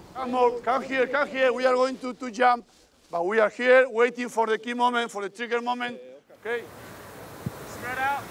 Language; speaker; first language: English; non-native, learner; Spanish